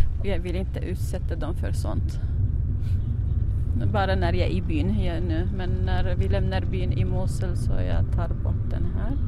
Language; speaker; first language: Swedish; non-native, fluent; Arabic